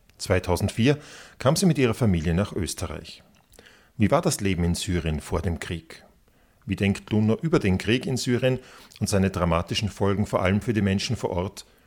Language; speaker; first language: German; native; German